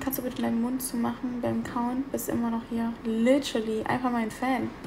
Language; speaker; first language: German; early bilingual, other home language; Italian